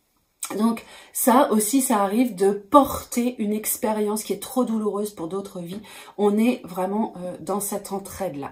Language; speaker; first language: French; native; French